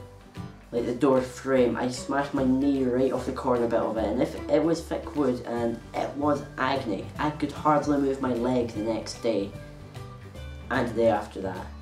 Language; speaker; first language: English; native; English